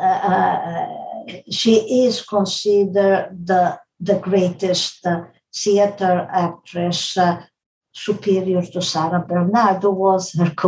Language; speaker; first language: English; non-native, fluent; Italian